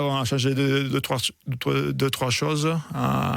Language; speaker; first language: French; non-native, fluent; Italian